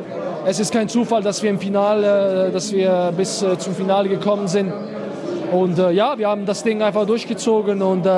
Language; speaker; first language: German; non-native, fluent; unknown